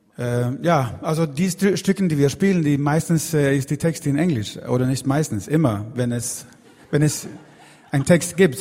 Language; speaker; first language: German; non-native, learner; Swedish